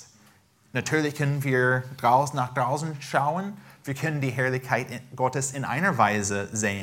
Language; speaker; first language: German; non-native, fluent; English